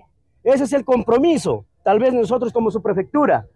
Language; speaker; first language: Spanish; native; Spanish